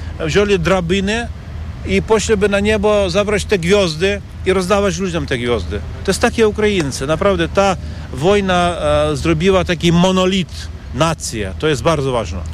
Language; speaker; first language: Polish; non-native, learner; Ukrainian